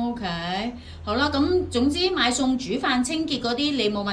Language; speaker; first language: Cantonese; native; Cantonese